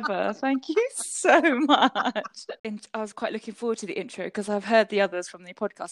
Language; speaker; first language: English; native; English